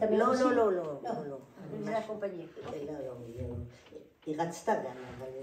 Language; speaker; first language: Hebrew; non-native, learner; French